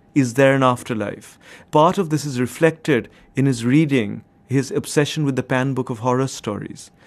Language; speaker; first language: English; non-native, local second language; Bangla